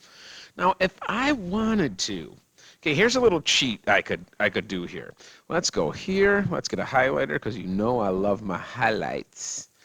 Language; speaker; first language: English; native; English